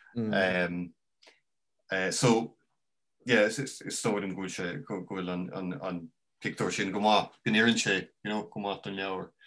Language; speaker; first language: Irish; non-native, local second language; English